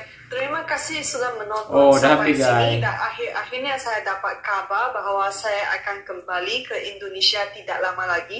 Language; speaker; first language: Indonesian; non-native, local second language; Malay